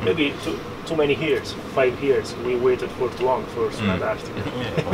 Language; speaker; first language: English; non-native, fluent; Italian